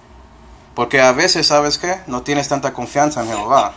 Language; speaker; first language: Spanish; non-native, fluent; English